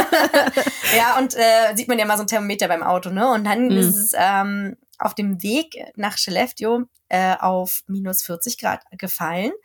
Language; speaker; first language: German; native; German